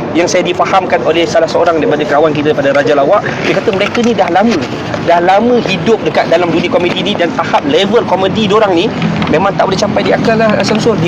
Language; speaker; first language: Malay; native; Malay